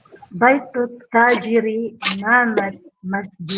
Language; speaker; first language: Arabic; non-native, learner; Filipino